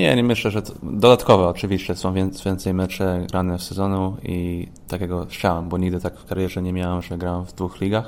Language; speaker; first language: Polish; early bilingual, heritage; Polish